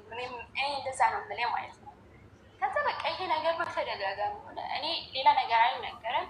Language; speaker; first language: Amharic; native; Amharic